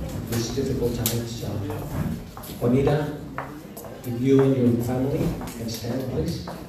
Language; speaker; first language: English; early bilingual, other home language; Spanish